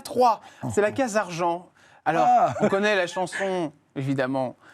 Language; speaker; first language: French; native; French